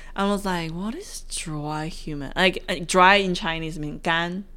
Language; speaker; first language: English; non-native, fluent; Chinese